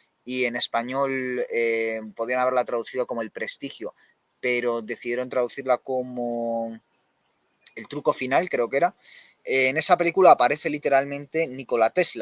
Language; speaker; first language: Spanish; native; Spanish